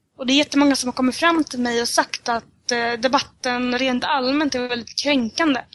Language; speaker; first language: Swedish; native; Swedish